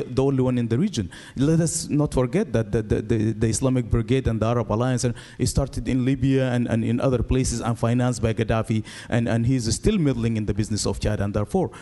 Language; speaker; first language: English; non-native, fluent; Arabic